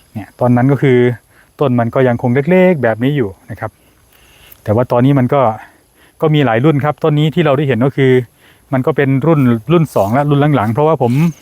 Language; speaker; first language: Thai; native; Thai